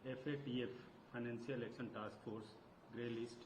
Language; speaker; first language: English; non-native, local second language; Hindi